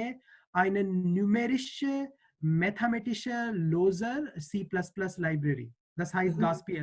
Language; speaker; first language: German; non-native, learner; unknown